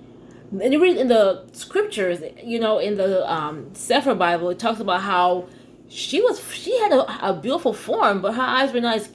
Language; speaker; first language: English; native; English